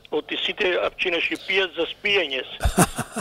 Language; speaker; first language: Macedonian; native; Macedonian